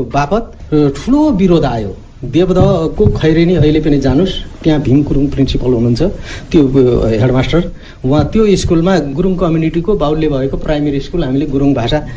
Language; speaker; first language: Nepali; non-native, local second language; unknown